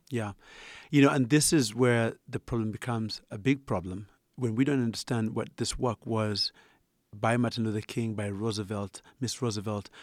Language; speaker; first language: English; non-native, local second language; Ganda